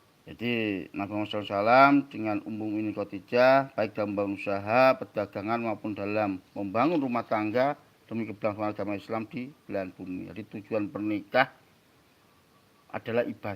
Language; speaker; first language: Indonesian; native; Indonesian